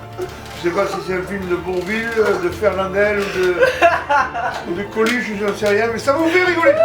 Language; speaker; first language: French; native; French